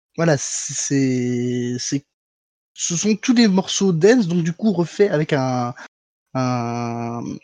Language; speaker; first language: French; native; French